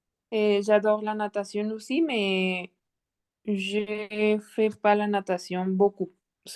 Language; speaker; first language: French; non-native, learner; Spanish